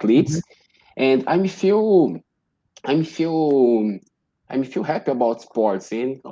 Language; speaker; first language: English; non-native, learner; Portuguese